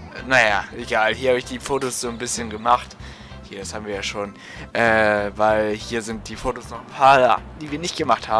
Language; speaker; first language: German; native; German